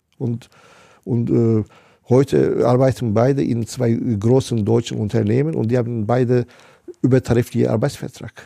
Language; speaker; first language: German; non-native, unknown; Turkish